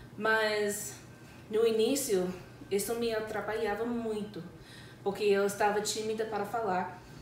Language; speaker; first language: Portuguese; non-native, fluent; English